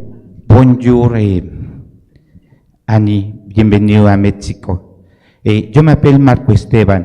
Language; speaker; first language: French; non-native, learner; Spanish